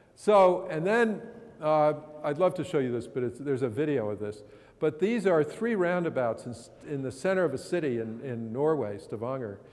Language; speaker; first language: English; native; English